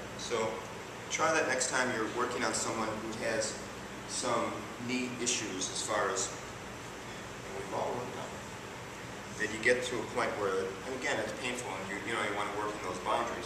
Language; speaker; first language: English; native; English